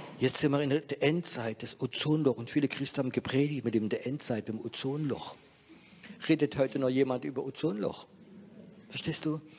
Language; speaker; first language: German; non-native, fluent; French